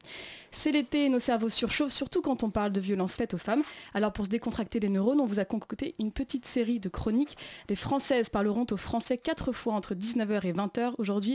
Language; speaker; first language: French; native; French